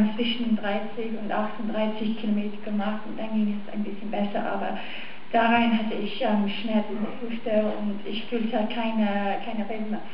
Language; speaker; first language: German; non-native, fluent; English